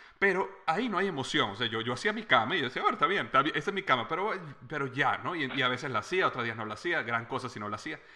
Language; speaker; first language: Spanish; native; Spanish